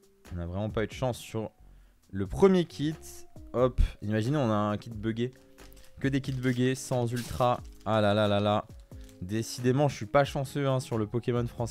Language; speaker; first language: French; native; French